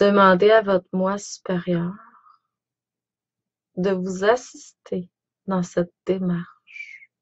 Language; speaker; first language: French; native; French